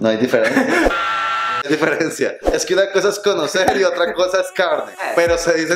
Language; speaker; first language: Spanish; native; Spanish